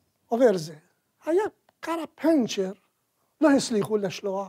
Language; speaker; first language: Hebrew; non-native, fluent; Persian